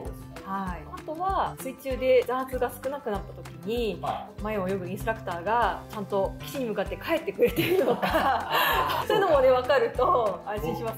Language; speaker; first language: Japanese; native; Japanese